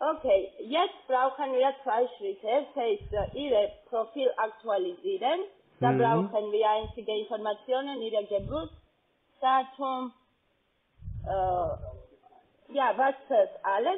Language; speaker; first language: German; non-native, fluent; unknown